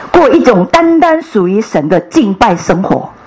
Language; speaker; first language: Chinese; non-native, fluent; Korean